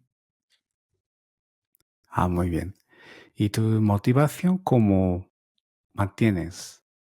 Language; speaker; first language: Spanish; non-native, fluent; Japanese